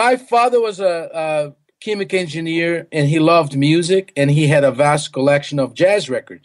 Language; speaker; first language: English; non-native, fluent; Portuguese